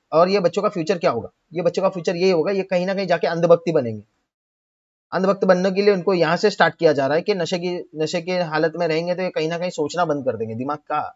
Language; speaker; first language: Hindi; native; Hindi